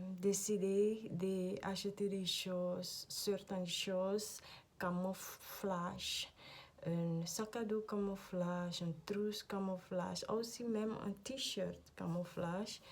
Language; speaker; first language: French; non-native, learner; Dutch